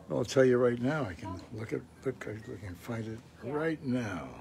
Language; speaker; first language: English; native; English